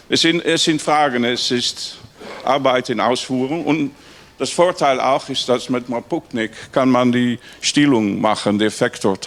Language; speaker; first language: German; non-native, learner; Dutch